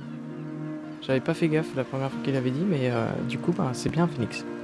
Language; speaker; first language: French; native; French